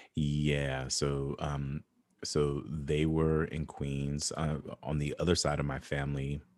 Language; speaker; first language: English; native; English